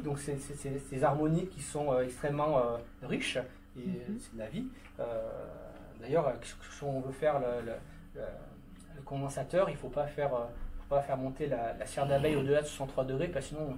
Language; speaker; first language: French; native; French